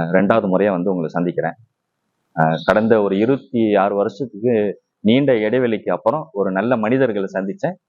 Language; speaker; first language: Tamil; non-native, local second language; Chinese